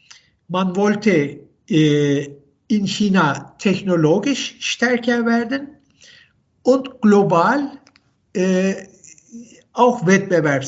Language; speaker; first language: German; non-native, fluent; Turkish